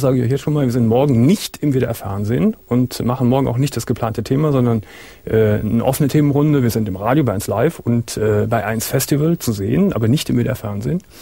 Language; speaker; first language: German; native; German